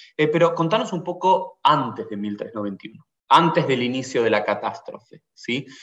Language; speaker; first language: Spanish; native; Spanish